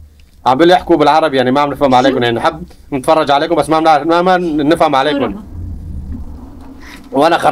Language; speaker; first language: Arabic; non-native, local second language; Kurdish